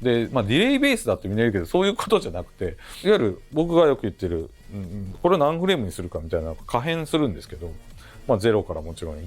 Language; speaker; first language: Japanese; native; Japanese